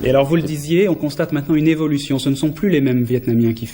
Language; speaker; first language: French; native; French